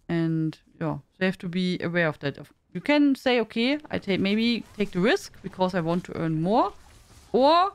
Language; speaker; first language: English; non-native, fluent; German